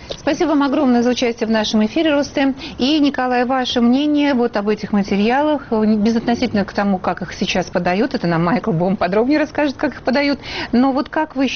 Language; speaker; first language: Russian; native; Russian